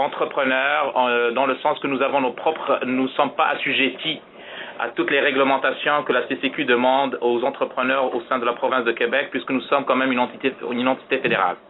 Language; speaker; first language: French; native; French